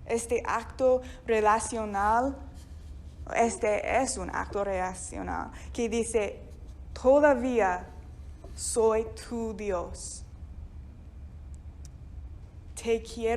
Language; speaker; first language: Spanish; non-native, fluent; English